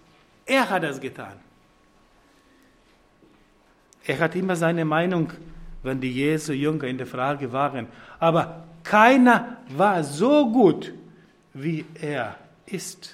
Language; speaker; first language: German; non-native, fluent; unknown